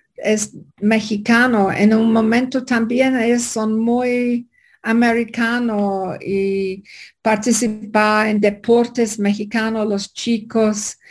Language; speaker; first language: Spanish; non-native, learner; English